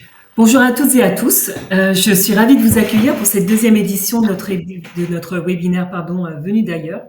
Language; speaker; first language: French; native; French